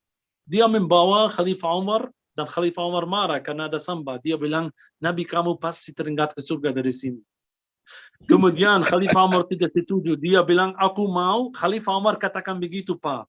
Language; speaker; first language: Indonesian; non-native, fluent; Arabic